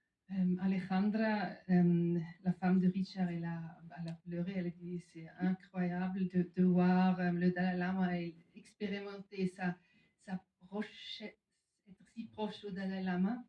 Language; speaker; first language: French; non-native, fluent; German